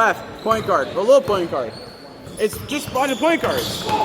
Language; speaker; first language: English; native; English